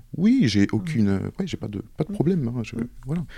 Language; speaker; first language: French; native; French